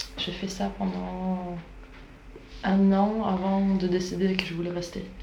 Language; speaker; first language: French; non-native, fluent; Swedish